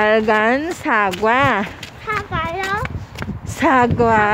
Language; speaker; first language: Korean; non-native, learner; Filipino